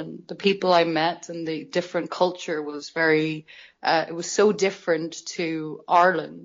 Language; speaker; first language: English; native; English